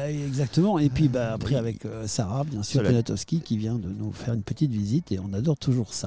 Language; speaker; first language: French; native; French